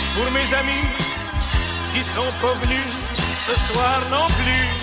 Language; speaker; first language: French; native; French